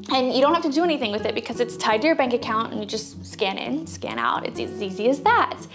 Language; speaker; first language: English; native; English